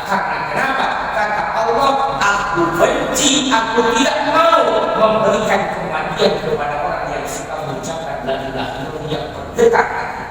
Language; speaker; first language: Indonesian; non-native, local second language; Sundanese